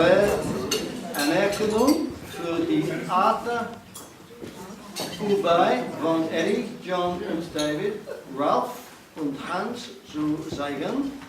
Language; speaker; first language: German; non-native, learner; English